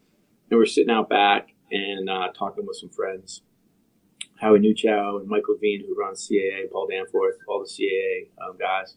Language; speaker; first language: English; native; English